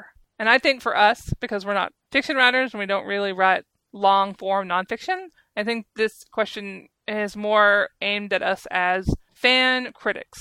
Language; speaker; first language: English; native; English